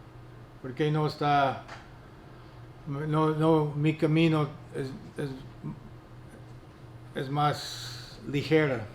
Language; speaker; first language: Spanish; non-native, fluent; English